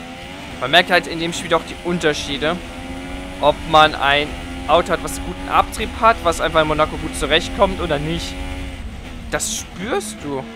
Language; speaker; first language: German; native; German